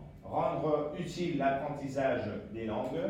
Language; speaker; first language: French; non-native, fluent; Spanish